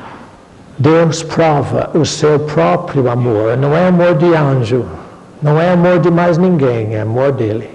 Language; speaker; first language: Portuguese; non-native, fluent; English